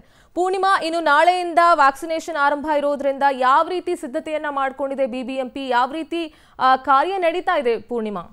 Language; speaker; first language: Kannada; native; Kannada